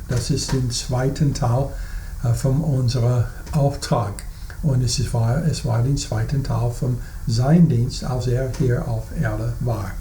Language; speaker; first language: German; non-native, fluent; English